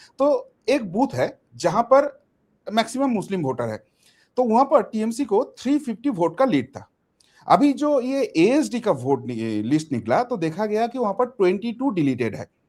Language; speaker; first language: Hindi; non-native, local second language; Bangla